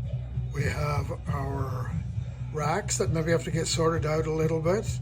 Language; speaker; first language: English; native; English